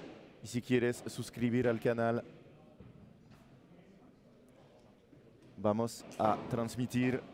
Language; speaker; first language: Spanish; non-native, learner; French